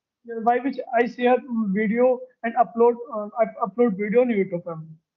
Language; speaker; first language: English; non-native, learner; Hindi